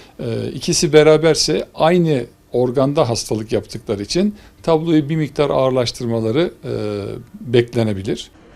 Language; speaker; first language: Turkish; native; Turkish